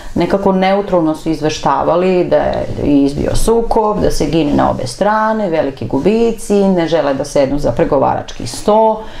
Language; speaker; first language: Serbian; non-native, fluent; Armenian